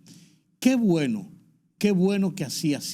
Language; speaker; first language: Spanish; native; Spanish